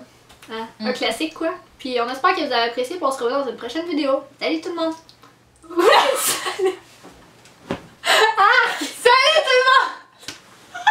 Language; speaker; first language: French; native; French